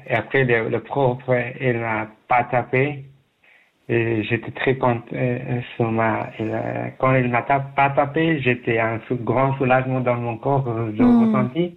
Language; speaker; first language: French; non-native, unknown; Persian